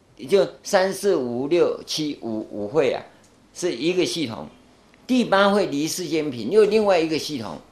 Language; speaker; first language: Chinese; non-native, local second language; Min Nan Chinese